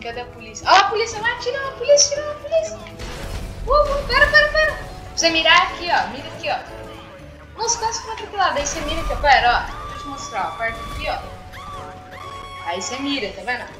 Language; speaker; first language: Portuguese; native; Portuguese